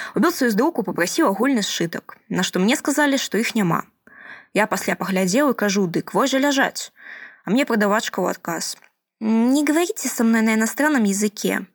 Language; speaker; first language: Belarusian; non-native, local second language; Russian